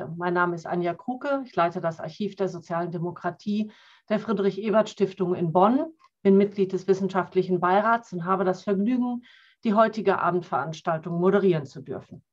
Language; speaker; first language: German; native; German